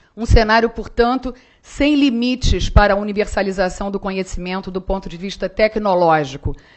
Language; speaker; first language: Portuguese; native; Portuguese